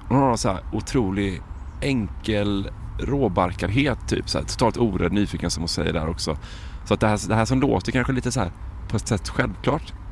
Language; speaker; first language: Swedish; native; Swedish